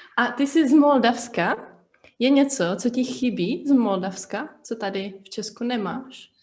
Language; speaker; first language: Czech; native; Czech